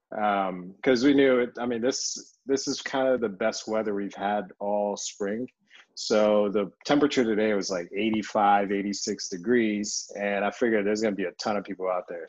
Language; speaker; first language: English; early bilingual, other home language; Yoruba